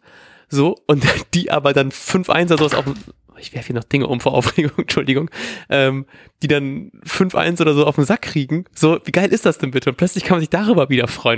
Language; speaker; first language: German; native; German